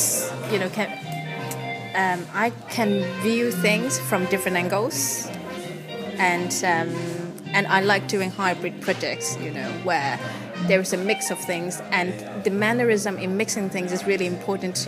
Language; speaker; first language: English; non-native, local second language; Cantonese